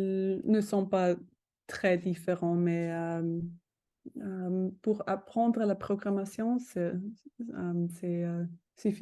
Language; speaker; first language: French; non-native, fluent; German